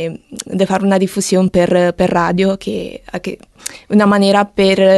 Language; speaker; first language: Catalan; non-native, learner; Italian